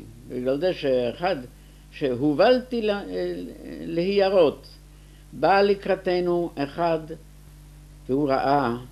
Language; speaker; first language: Hebrew; non-native, fluent; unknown